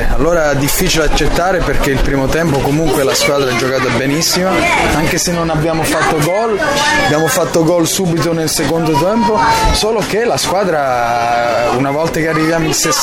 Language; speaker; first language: Italian; early bilingual, heritage; Italian